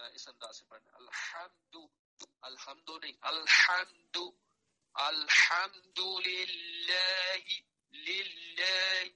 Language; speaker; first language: Urdu; non-native, local second language; Punjabi